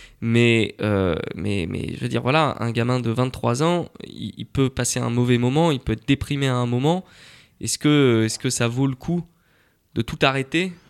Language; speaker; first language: French; native; French